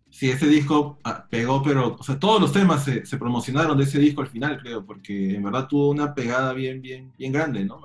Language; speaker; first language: Spanish; native; Spanish